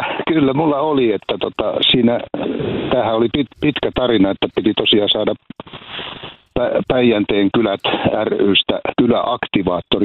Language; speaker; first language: Finnish; native; Finnish